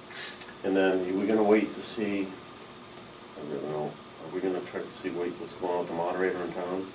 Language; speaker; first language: English; native; English